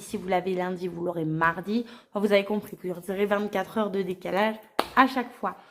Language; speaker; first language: French; native; French